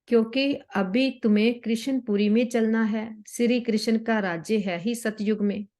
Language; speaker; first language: Hindi; non-native, local second language; Punjabi